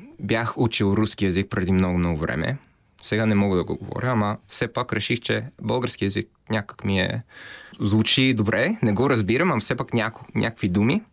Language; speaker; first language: Bulgarian; non-native, fluent; English